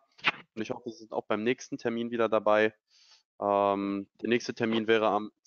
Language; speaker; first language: German; native; German